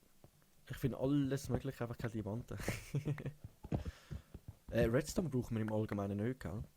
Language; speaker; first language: German; native; German